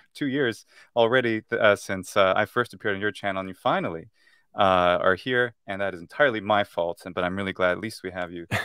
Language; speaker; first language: English; native; English